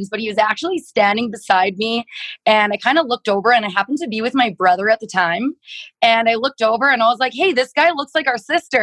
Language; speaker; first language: English; native; English